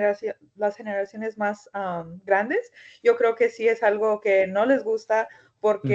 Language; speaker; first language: Spanish; early bilingual, heritage; Spanish